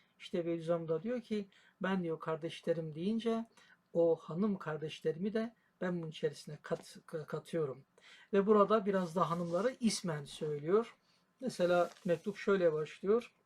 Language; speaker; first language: Turkish; native; Turkish